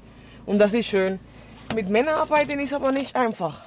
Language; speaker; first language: German; non-native, fluent; Spanish